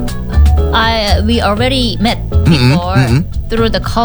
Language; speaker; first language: English; non-native, learner; Korean